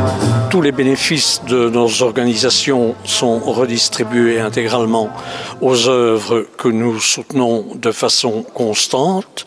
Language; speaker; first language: French; native; French